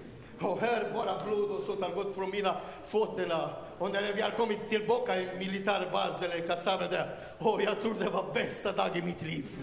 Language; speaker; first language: Swedish; non-native, learner; Romanian